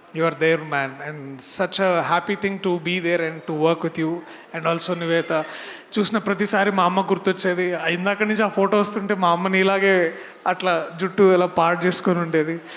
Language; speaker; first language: Telugu; native; Telugu